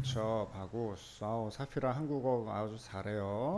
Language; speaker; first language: Korean; native; Korean